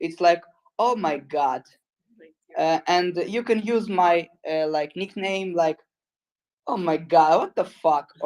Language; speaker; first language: English; non-native, learner; Ukrainian